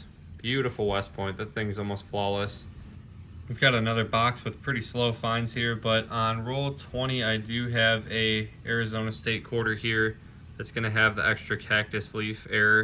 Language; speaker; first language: English; native; English